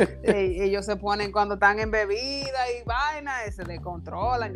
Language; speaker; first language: Spanish; early bilingual, heritage; Spanish